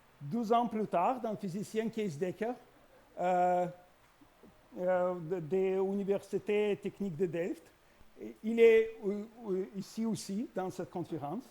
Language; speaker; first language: French; non-native, learner; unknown